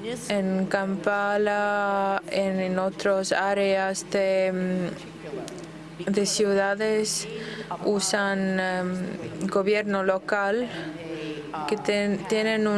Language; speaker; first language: Spanish; non-native, fluent; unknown